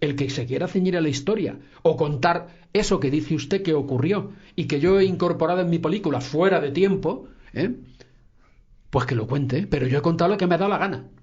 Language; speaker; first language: Spanish; native; Spanish